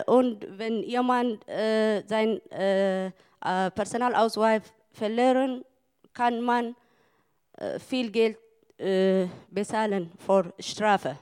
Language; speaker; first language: German; non-native, learner; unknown